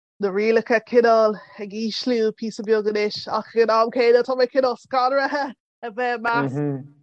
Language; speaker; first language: Irish; early bilingual, other home language; English